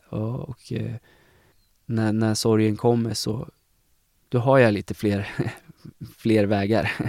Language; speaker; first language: Swedish; native; Swedish